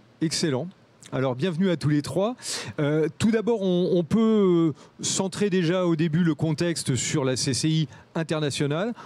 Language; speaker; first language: French; native; French